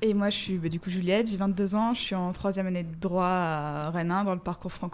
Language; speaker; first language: French; native; French